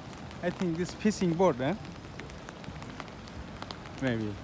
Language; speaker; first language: English; non-native, learner; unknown